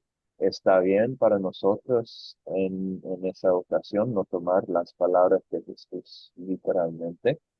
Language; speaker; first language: Spanish; non-native, fluent; English